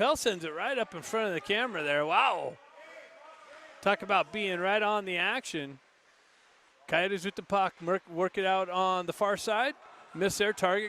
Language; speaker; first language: English; native; English